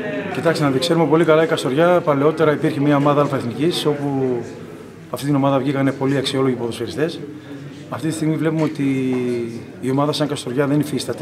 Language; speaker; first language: Greek; native; Greek